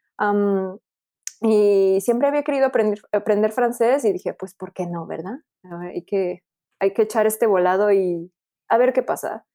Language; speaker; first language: Spanish; native; Spanish